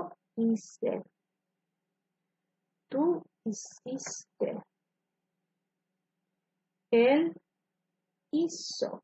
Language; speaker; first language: Spanish; non-native, fluent; English